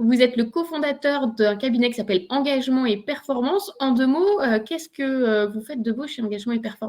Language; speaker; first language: French; native; French